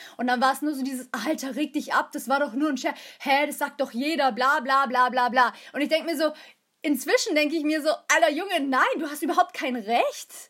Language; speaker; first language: German; early bilingual, other home language; Turkish